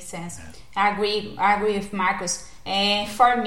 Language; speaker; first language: English; non-native, learner; Portuguese